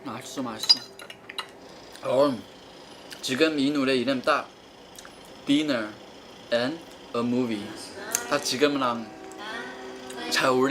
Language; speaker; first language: Korean; non-native, learner; Chinese